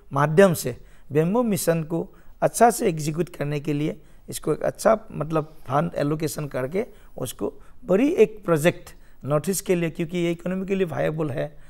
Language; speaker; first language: Hindi; non-native, local second language; Assamese